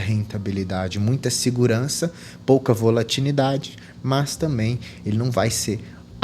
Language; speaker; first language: Portuguese; native; Portuguese